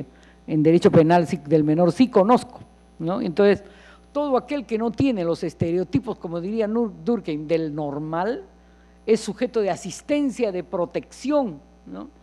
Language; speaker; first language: Spanish; native; Spanish